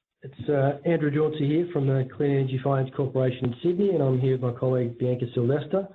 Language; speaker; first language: English; native; English